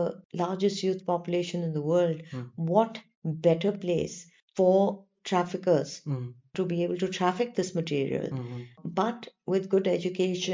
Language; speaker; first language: English; non-native, local second language; Gujarati